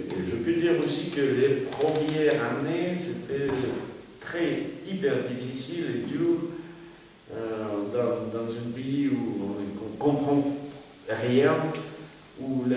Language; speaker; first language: French; non-native, fluent; Russian